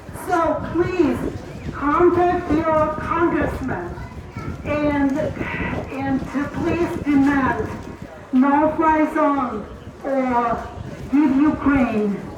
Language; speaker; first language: English; non-native, fluent; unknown